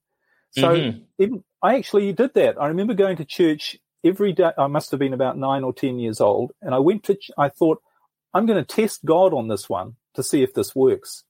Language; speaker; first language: English; native; English